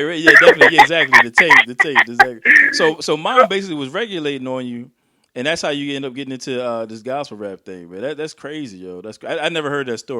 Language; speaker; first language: English; native; English